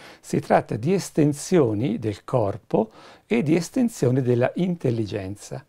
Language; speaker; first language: Italian; native; Italian